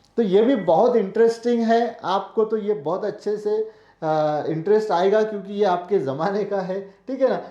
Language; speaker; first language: Hindi; non-native, local second language; Marathi